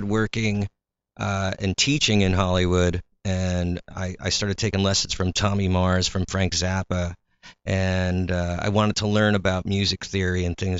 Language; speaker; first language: English; native; English